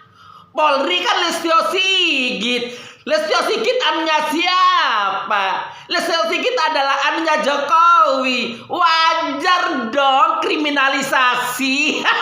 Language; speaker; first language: Indonesian; native; Indonesian